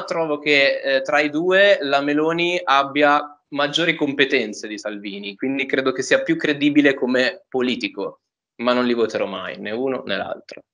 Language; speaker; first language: Italian; native; Italian